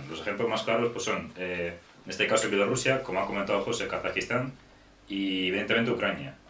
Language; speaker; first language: Spanish; non-native, fluent; Ukrainian